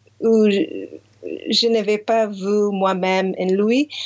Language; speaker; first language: French; non-native, fluent; English